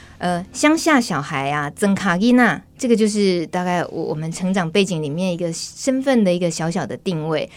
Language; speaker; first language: Chinese; native; Chinese